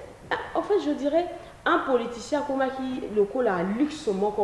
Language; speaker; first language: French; non-native, local second language; Lingala